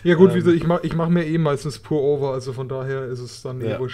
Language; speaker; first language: German; native; German